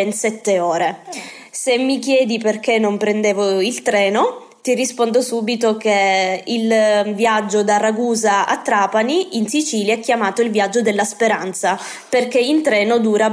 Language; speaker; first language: Italian; native; Italian